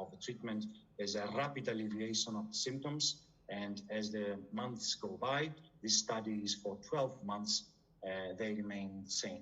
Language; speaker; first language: English; non-native, fluent; Greek